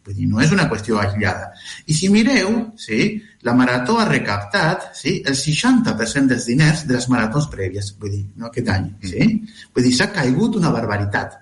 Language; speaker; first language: Catalan; non-native, fluent; Spanish